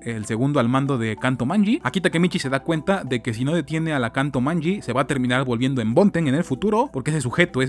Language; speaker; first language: Spanish; native; Spanish